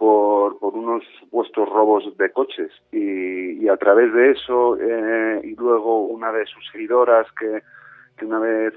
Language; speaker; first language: Spanish; native; Spanish